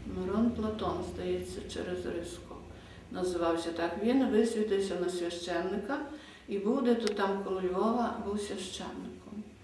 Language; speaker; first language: Ukrainian; native; Ukrainian